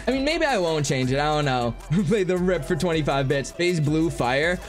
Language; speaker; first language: English; native; English